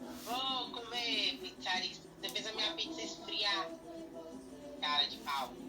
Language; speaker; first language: Portuguese; native; Portuguese